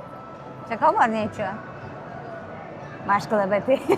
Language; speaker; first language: Slovak; non-native, learner; Azerbaijani